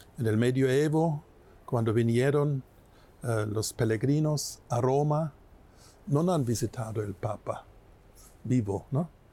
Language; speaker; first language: Spanish; non-native, fluent; German